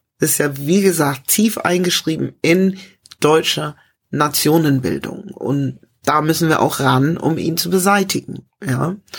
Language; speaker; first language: German; early bilingual, other home language; English